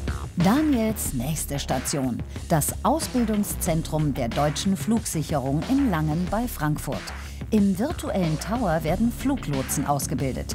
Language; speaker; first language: German; native; German